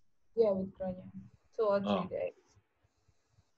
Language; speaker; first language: English; non-native, learner; Indonesian